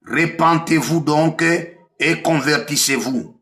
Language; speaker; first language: French; non-native, local second language; Swahili